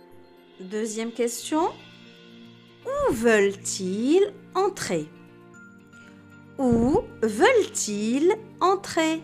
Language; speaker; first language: French; non-native, local second language; Arabic